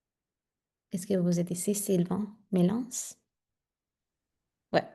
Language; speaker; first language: French; non-native, fluent; Spanish